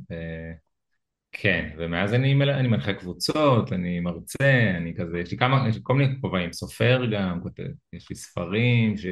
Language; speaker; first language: Hebrew; early bilingual, other home language; Russian